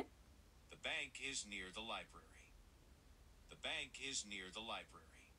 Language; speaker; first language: English; non-native, learner; Japanese